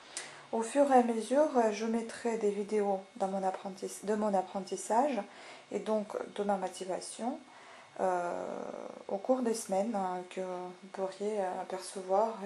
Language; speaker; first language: French; non-native, fluent; Russian